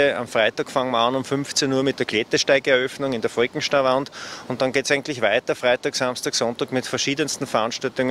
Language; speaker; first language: German; native; German